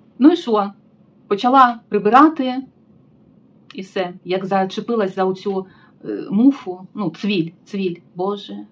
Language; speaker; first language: Ukrainian; native; Ukrainian